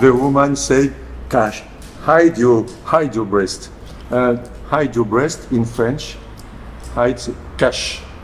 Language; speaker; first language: English; non-native, learner; French